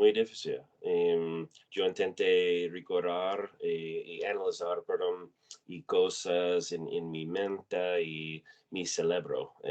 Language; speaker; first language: Spanish; non-native, learner; English